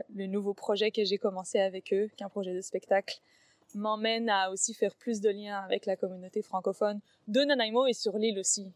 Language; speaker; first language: French; native; French